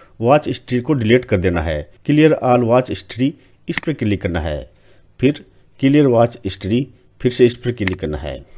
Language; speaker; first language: Hindi; native; Hindi